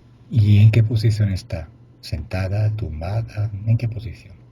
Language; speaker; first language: Spanish; non-native, fluent; Italian